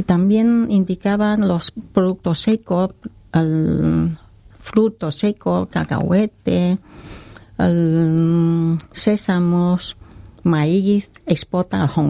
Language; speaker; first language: Spanish; non-native, learner; Khmer